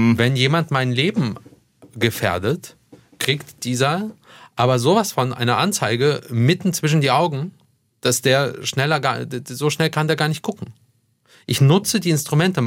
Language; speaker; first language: German; early bilingual, other home language; Russian